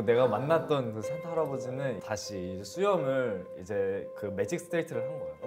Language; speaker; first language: Korean; early bilingual, heritage; Korean